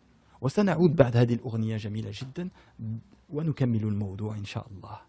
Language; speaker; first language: Arabic; early bilingual, heritage; French